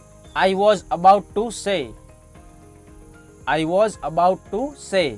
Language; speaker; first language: English; non-native, fluent; Hindi